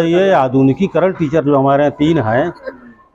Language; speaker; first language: Hindi; native; Hindi